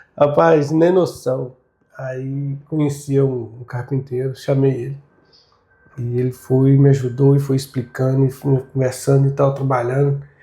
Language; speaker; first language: Portuguese; native; Portuguese